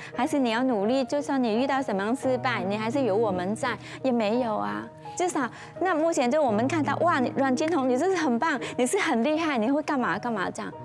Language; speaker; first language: Chinese; non-native, fluent; Vietnamese